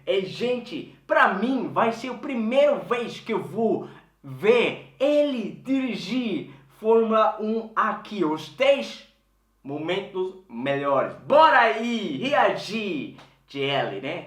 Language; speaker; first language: Portuguese; non-native, fluent; Swedish